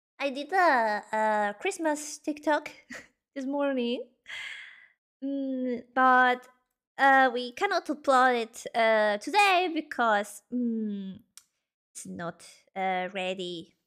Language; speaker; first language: English; non-native, learner; Spanish